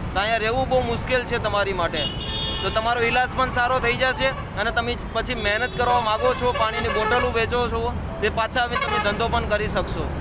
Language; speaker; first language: Gujarati; native; Gujarati